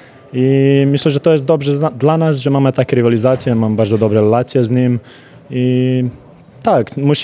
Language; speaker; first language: Polish; non-native, learner; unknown